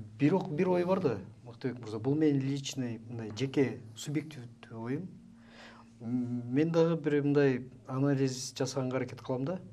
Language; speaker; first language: Kyrgyz; native; Kyrgyz